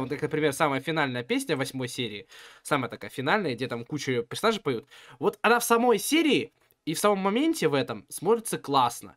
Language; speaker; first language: Russian; native; Russian